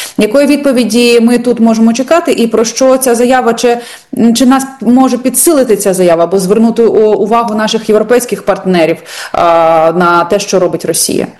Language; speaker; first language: Ukrainian; native; Ukrainian